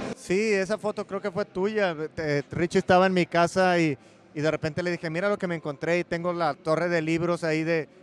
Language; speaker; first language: Spanish; native; Spanish